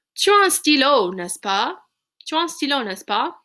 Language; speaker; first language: French; non-native, fluent; English